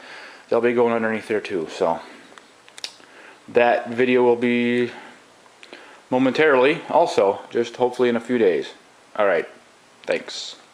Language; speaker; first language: English; native; English